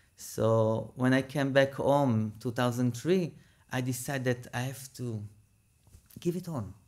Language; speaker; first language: English; non-native, fluent; Hebrew